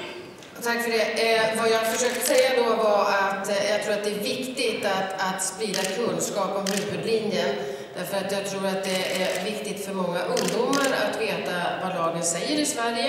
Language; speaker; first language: Swedish; native; Swedish